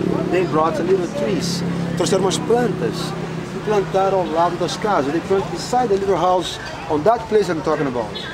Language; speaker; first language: English; non-native, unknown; Portuguese